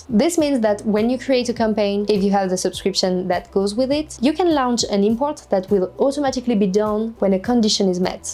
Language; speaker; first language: English; non-native, fluent; French